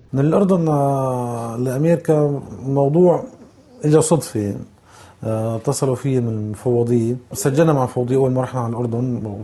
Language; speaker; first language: Arabic; native; Arabic